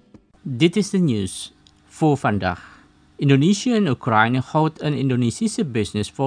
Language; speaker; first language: Dutch; non-native, learner; Indonesian